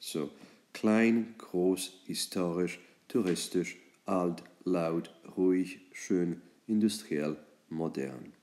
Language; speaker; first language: German; non-native, fluent; English